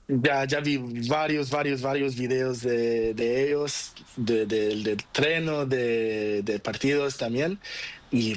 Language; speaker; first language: Spanish; non-native, learner; Portuguese